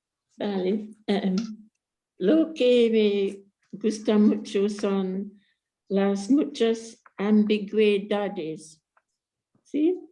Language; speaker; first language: Spanish; non-native, fluent; English